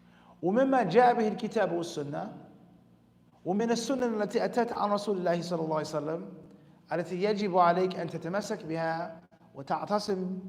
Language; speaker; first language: Arabic; non-native, fluent; English